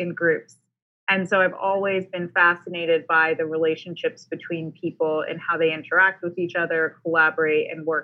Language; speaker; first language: English; native; English